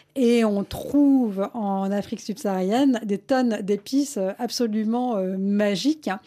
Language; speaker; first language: French; early bilingual, other home language; Malayalam